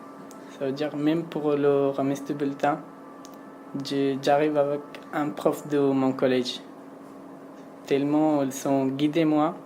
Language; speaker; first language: French; non-native, learner; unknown